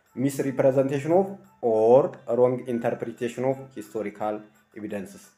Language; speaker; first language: English; non-native, local second language; Amharic